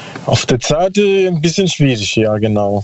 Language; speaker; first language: German; non-native, learner; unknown